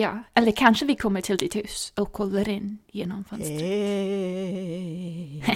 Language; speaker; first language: Swedish; non-native, fluent; English